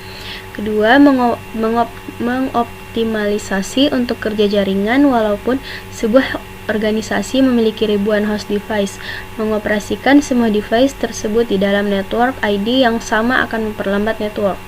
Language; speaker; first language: Indonesian; native; Indonesian